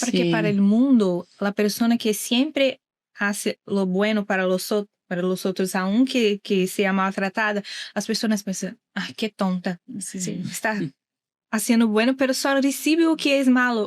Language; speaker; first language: Spanish; non-native, learner; Portuguese